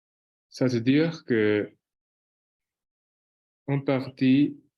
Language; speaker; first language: French; non-native, fluent; Portuguese